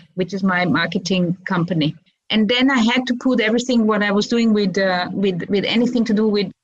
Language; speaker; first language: English; early bilingual, other home language; Croatian